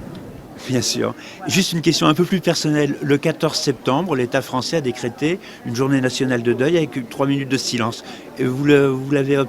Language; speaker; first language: French; native; French